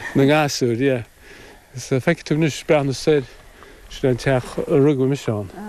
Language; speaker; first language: Irish; native; Irish